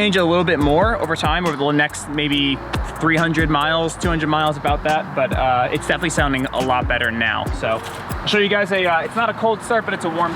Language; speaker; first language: English; native; English